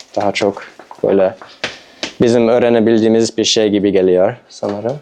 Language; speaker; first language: Turkish; non-native, fluent; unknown